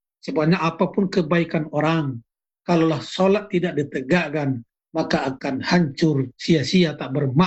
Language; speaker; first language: Indonesian; native; Indonesian